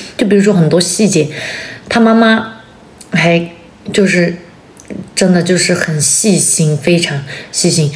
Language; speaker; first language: Chinese; non-native, local second language; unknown